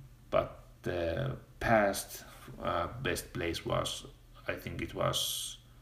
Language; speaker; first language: English; non-native, fluent; Finnish